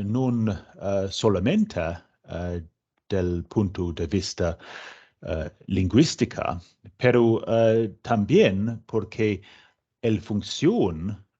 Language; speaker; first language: Spanish; non-native, fluent; English